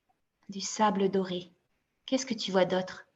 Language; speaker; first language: French; native; French